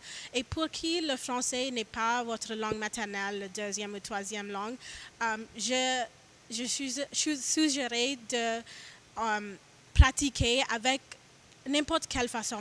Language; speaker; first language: French; non-native, learner; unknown